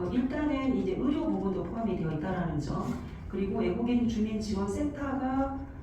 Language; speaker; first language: Korean; native; Korean